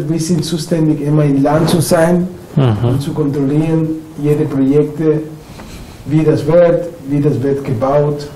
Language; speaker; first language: German; non-native, fluent; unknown